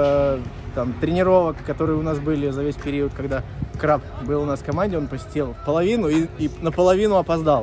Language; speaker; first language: Russian; native; Russian